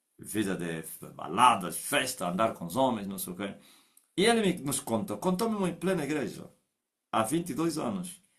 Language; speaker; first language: Portuguese; non-native, local second language; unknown